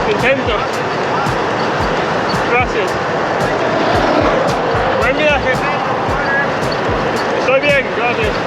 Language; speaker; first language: Spanish; non-native, learner; English